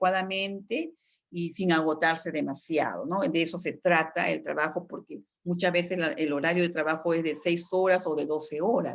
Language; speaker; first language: Spanish; native; Spanish